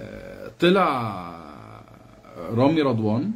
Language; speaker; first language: Arabic; native; Arabic